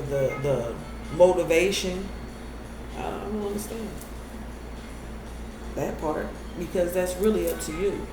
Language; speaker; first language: English; native; English